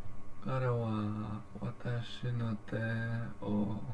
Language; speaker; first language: Japanese; non-native, learner; English